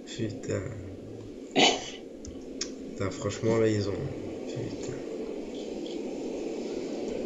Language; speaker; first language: French; native; French